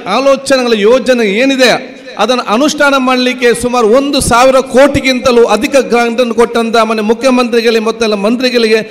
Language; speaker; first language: Kannada; non-native, local second language; Malayalam